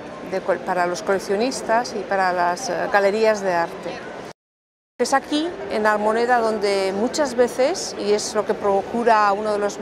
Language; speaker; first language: Spanish; native; Spanish